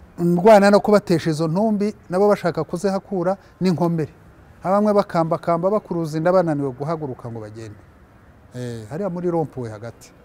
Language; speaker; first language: Kinyarwanda; early bilingual, heritage; Kinyarwanda